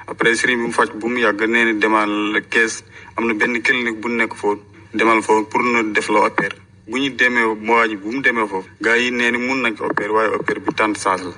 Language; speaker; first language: Wolof; non-native, local second language; Fula